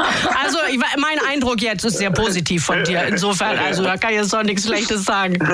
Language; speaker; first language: German; native; German